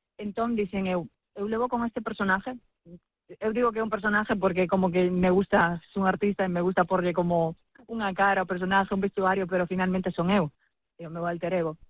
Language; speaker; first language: Galician; non-native, local second language; Spanish